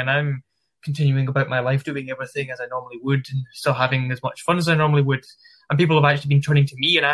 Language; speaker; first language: English; native; English